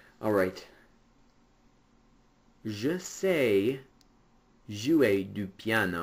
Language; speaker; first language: French; non-native, fluent; English